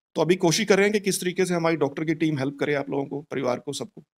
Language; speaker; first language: Hindi; native; Hindi